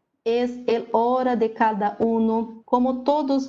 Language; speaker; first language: Spanish; non-native, learner; Portuguese